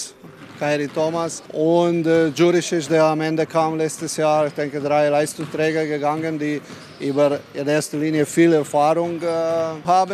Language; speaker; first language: German; non-native, fluent; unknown